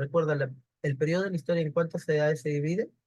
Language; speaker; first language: Spanish; native; Spanish